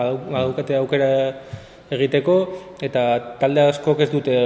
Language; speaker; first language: Basque; non-native, local second language; Spanish